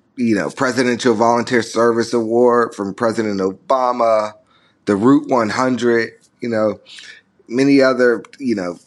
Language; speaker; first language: English; native; English